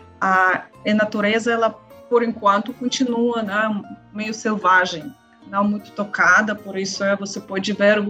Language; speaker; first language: Portuguese; non-native, learner; Russian